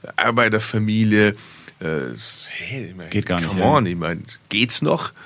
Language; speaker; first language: German; early bilingual, other home language; Turkish